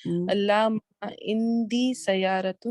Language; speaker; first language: Arabic; non-native, learner; Urdu